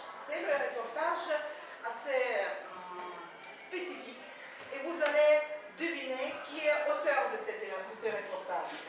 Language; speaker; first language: French; non-native, fluent; Ukrainian